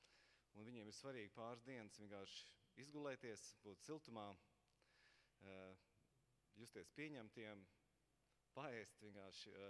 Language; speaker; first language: Latvian; native; Latvian